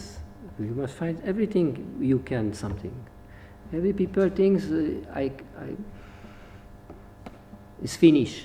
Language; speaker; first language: English; non-native, learner; Hungarian